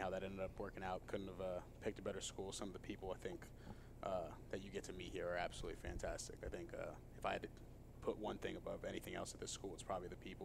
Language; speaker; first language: English; native; English